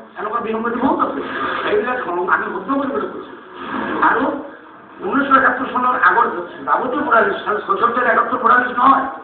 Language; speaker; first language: Assamese; non-native, local second language; Bangla